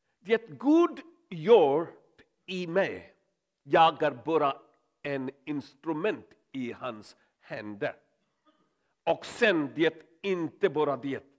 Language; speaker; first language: Swedish; non-native, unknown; Urdu